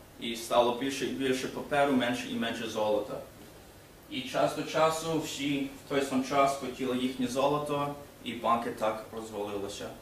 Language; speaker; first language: Ukrainian; early bilingual, heritage; Ukrainian